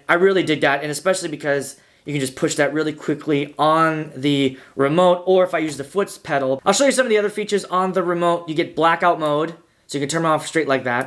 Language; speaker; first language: English; native; English